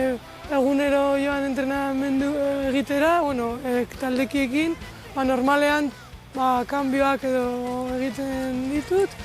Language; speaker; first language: Basque; non-native, local second language; Spanish